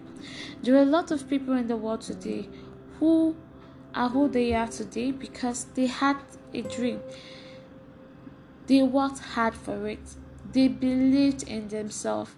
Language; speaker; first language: English; non-native, local second language; Igbo